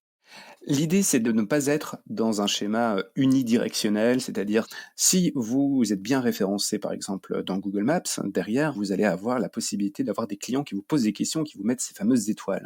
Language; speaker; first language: French; native; French